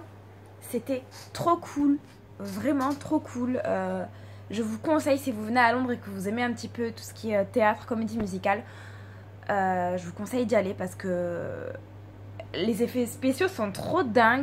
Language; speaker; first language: French; native; French